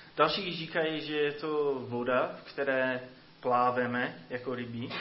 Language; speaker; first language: Czech; non-native, fluent; English